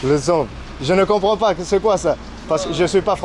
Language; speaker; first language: French; non-native, learner; Spanish